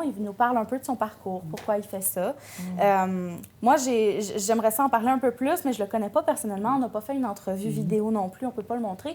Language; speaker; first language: French; native; French